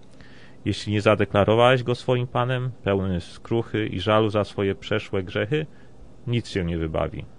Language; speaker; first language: Polish; native; Polish